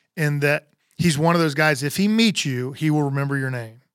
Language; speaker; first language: English; native; English